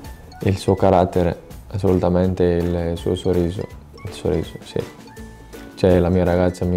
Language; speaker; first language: Italian; non-native, fluent; Greek